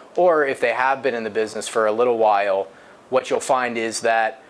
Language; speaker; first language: English; native; English